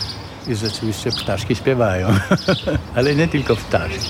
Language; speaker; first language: Polish; non-native, fluent; Italian